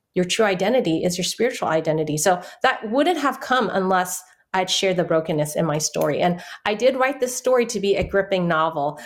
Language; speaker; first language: English; early bilingual, other home language; Chinese